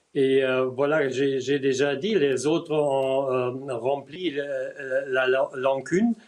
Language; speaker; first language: French; non-native, fluent; German